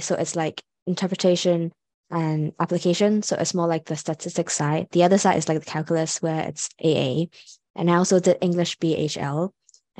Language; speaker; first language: English; non-native, local second language; Cantonese